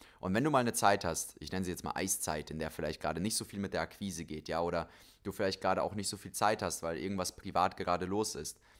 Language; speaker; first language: German; native; German